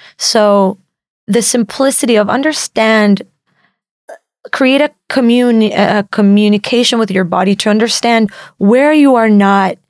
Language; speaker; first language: English; non-native, fluent; Spanish